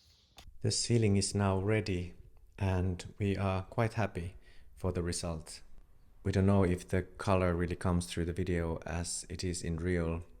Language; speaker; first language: English; non-native, fluent; Finnish